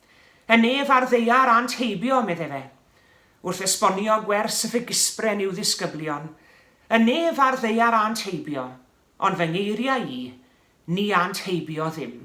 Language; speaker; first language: Welsh; native; Welsh